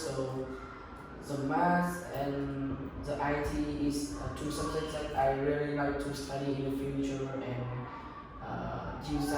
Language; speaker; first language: English; non-native, learner; Vietnamese